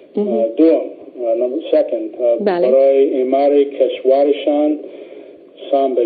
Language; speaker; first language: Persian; non-native, learner; English